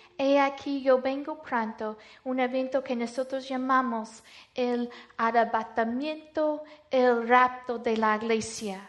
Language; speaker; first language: Spanish; non-native, fluent; English